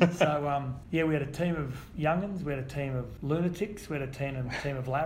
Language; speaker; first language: English; native; English